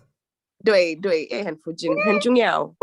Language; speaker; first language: Chinese; non-native, learner; Swahili